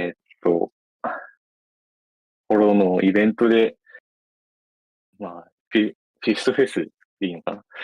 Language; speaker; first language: Japanese; native; Japanese